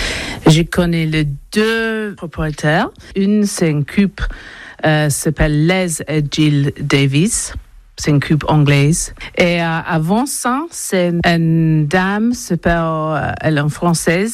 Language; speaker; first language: French; non-native, learner; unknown